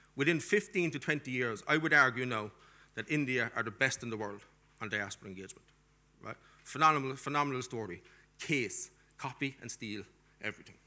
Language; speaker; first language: English; native; English